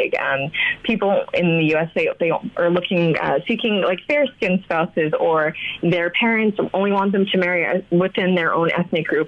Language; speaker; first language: English; native; English